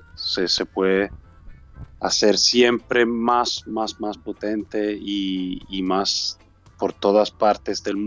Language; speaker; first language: Spanish; non-native, learner; Italian